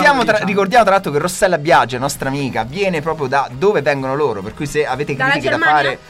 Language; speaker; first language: Italian; native; Italian